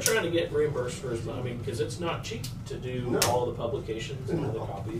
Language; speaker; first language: English; native; English